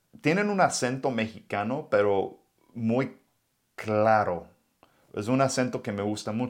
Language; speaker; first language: Spanish; non-native, fluent; English